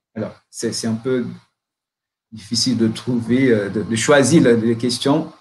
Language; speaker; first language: French; non-native, fluent; Portuguese